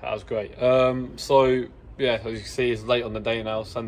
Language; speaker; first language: English; native; English